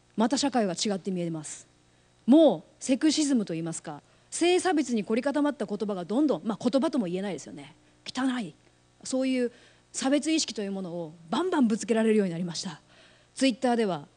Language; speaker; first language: Japanese; native; Japanese